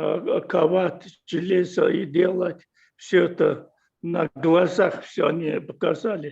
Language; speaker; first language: Russian; non-native, fluent; Mongolian